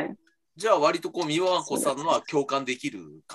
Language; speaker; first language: Japanese; native; Japanese